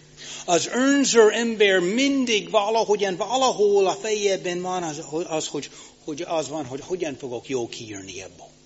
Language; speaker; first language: Hungarian; non-native, fluent; English